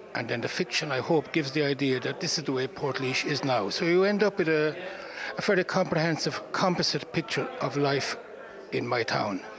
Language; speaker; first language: English; native; English